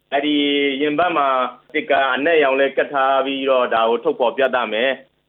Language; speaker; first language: Burmese; native; Burmese